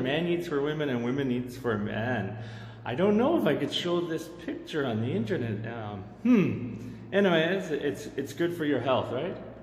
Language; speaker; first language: English; native; English